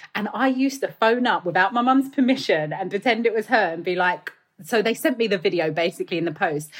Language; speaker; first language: English; native; English